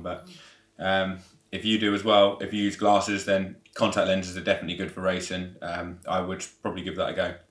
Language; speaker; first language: English; native; English